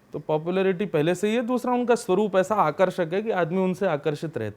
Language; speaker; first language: Hindi; native; Hindi